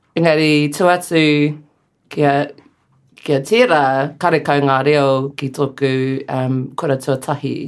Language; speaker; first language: Māori; non-native, learner; English